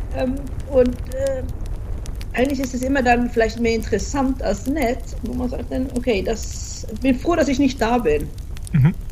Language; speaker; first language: German; non-native, fluent; Norwegian